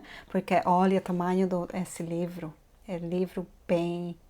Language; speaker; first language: Portuguese; non-native, learner; Polish